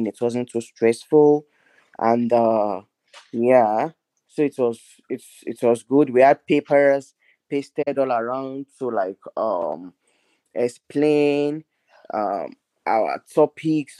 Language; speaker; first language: English; non-native, local second language; Yoruba